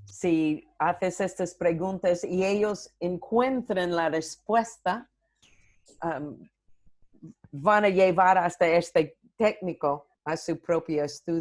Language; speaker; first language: Spanish; non-native, fluent; English